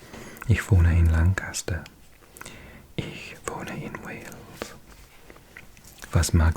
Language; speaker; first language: German; non-native, learner; English